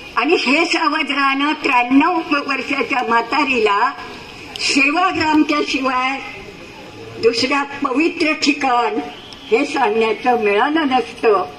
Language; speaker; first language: Marathi; native; Marathi